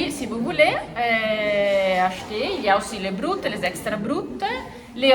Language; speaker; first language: French; non-native, fluent; Italian